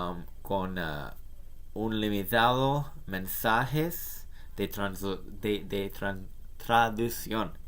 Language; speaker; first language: Spanish; non-native, learner; English